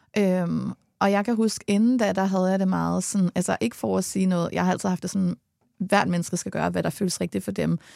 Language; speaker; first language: Danish; native; Danish